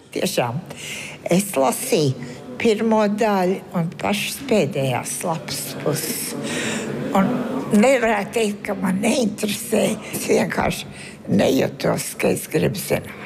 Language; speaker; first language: Latvian; non-native, fluent; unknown